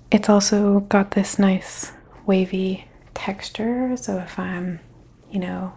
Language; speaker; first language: English; native; English